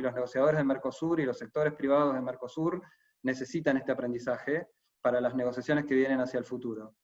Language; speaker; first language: Spanish; native; Spanish